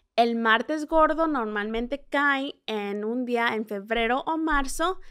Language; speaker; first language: Spanish; early bilingual, heritage; Spanish